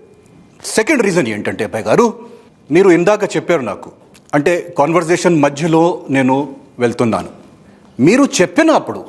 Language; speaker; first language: Telugu; non-native, fluent; Hindi